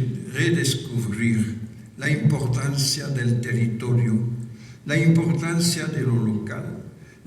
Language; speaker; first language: Spanish; non-native, fluent; French